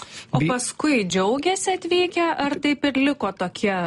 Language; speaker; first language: Lithuanian; non-native, fluent; Italian